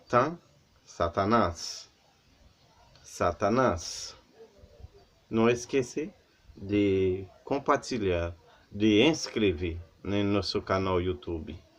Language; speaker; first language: Portuguese; non-native, learner; Haitian Creole